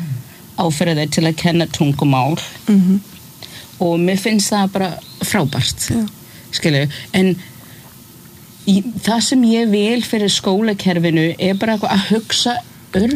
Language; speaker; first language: Icelandic; non-native, fluent; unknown